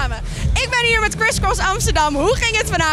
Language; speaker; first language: Dutch; native; Dutch